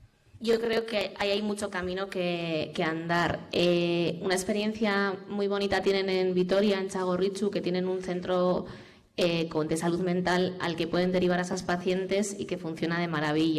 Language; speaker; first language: Spanish; native; Spanish